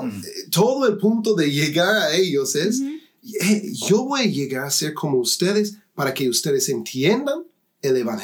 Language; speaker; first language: Spanish; non-native, fluent; English